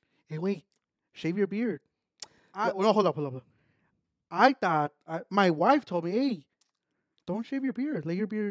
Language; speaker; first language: English; early bilingual, other home language; Spanish